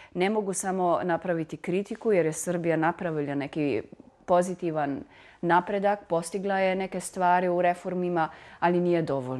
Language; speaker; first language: Serbian; non-native, fluent; Slovenian